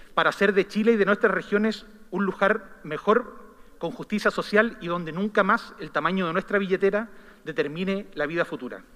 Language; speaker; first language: Spanish; native; Spanish